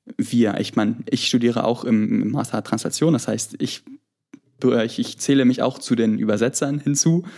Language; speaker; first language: German; early bilingual, other home language; Greek